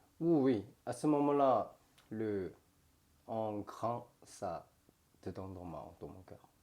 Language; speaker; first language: French; non-native, learner; Korean